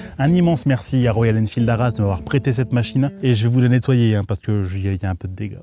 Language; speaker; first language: French; native; French